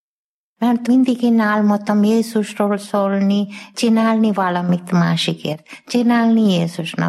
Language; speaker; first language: Hungarian; non-native, learner; Malayalam